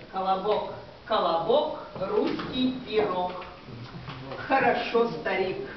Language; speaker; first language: Russian; non-native, learner; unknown